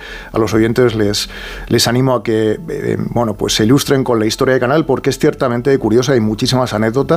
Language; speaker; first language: Spanish; native; Spanish